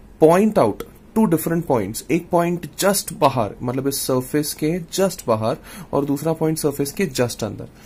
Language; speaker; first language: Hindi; non-native, local second language; Malayalam